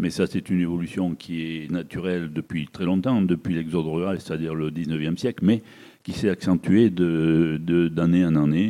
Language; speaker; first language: French; native; French